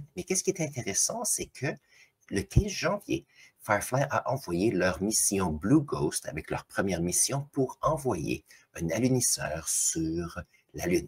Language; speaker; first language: French; native; French